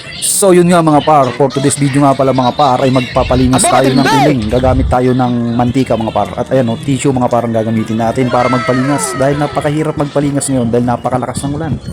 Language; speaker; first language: Filipino; native; Filipino